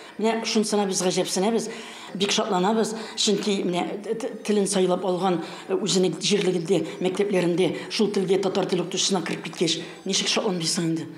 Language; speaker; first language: Tatar; native; Tatar